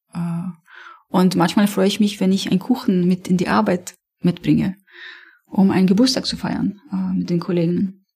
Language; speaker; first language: German; non-native, fluent; Arabic